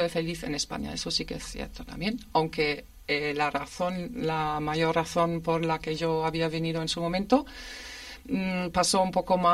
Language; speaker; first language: Spanish; non-native, fluent; German